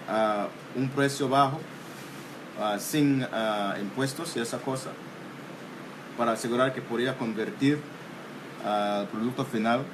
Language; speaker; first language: Spanish; non-native, local second language; English